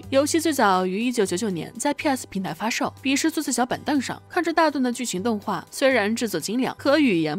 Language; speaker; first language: Chinese; native; Chinese